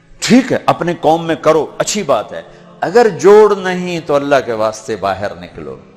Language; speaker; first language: Urdu; non-native, local second language; Punjabi